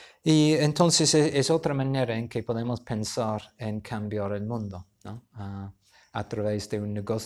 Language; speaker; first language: Spanish; non-native, fluent; English